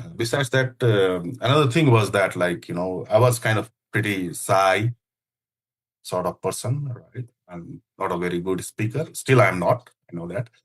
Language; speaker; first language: English; non-native, local second language; Nepali